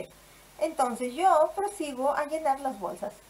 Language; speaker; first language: Spanish; native; Spanish